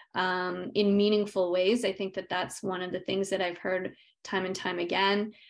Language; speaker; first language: English; native; English